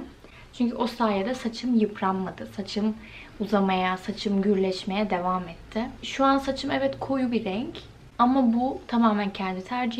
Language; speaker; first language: Turkish; native; Turkish